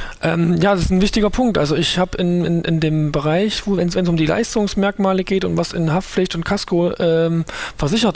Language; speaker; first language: German; native; German